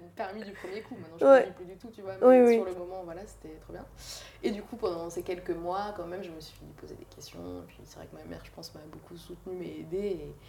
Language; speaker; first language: French; native; French